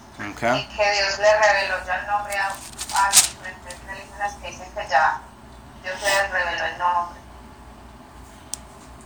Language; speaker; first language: Spanish; native; Spanish